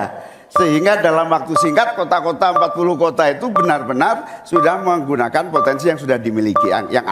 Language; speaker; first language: Indonesian; native; Indonesian